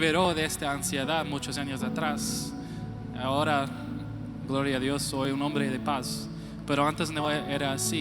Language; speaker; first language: Spanish; non-native, fluent; English